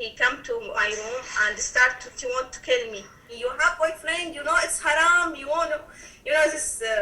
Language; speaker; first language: English; non-native, learner; Arabic